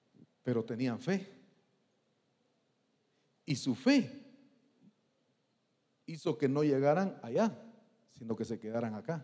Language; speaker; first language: Spanish; native; Spanish